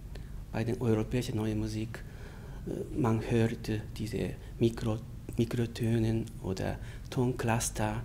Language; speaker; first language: German; non-native, fluent; Japanese